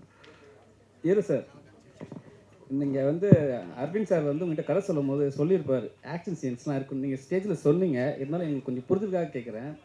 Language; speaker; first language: Tamil; native; Tamil